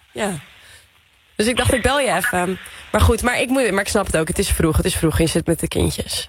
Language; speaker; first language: Dutch; native; Dutch